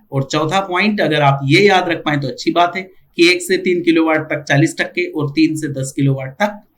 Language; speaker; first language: Hindi; non-native, local second language; Marathi